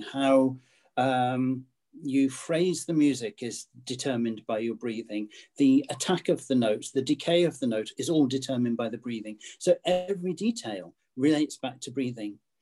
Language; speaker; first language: English; native; English